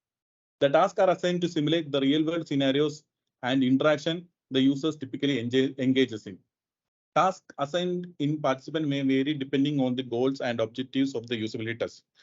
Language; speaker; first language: English; non-native, local second language; Malayalam